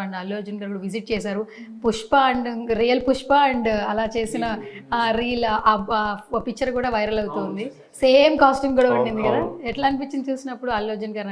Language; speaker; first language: Telugu; native; Telugu